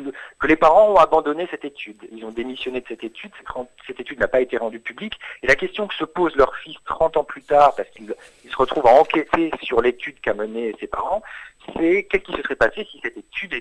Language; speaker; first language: French; native; French